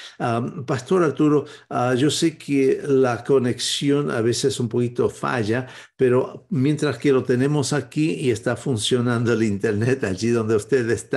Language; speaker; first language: Spanish; non-native, fluent; English